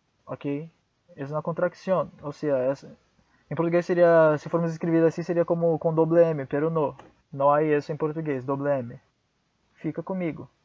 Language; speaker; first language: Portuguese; non-native, fluent; Spanish